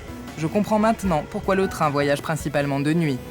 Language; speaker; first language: French; native; French